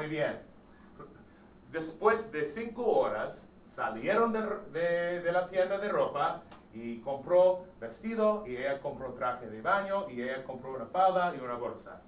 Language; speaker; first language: Spanish; non-native, fluent; English